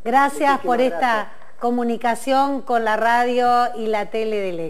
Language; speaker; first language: Spanish; native; Spanish